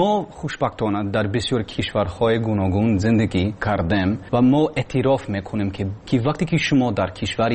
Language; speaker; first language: Persian; non-native, learner; English